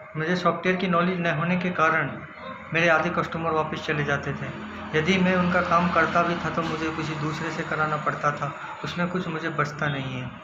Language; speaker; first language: Hindi; native; Hindi